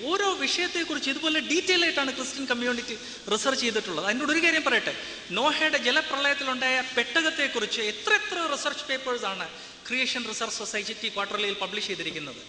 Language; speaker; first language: Malayalam; non-native, learner; Hindi